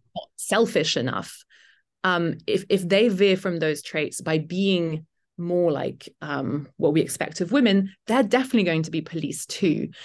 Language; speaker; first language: English; native; English